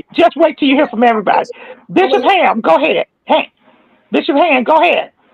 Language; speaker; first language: English; native; English